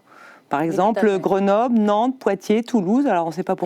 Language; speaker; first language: French; native; French